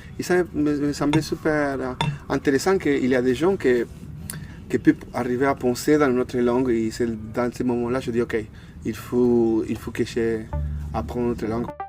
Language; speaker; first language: French; non-native, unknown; Spanish